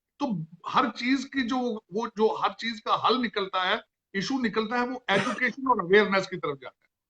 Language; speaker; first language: Urdu; non-native, local second language; Punjabi